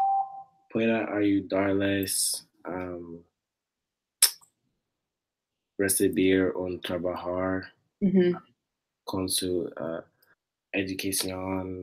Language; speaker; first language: Spanish; non-native, learner; English